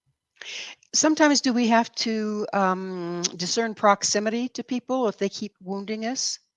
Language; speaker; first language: English; native; English